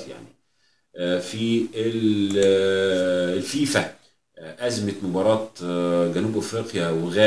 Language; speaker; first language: Arabic; native; Arabic